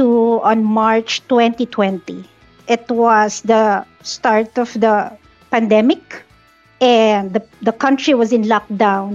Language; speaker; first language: English; non-native, local second language; Filipino